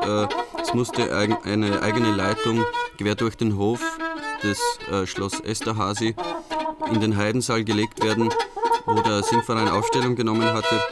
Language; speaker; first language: German; native; German